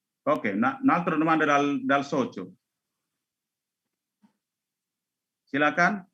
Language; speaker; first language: Italian; non-native, learner; Indonesian